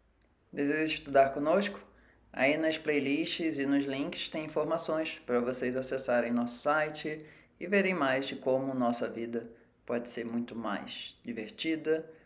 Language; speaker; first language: Portuguese; native; Portuguese